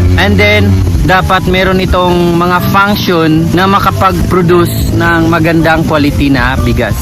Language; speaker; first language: Filipino; native; Filipino